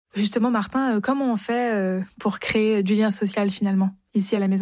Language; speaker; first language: French; native; French